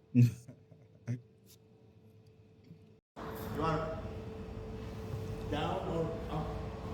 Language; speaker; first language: English; non-native, learner; Albanian